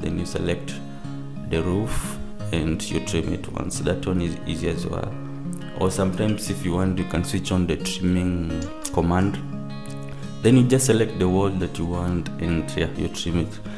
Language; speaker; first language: English; non-native, local second language; Swahili